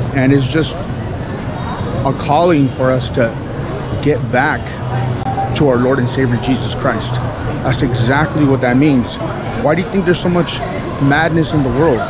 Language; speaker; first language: English; native; English